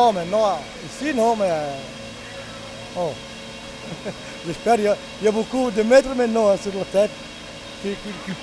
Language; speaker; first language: French; non-native, learner; Italian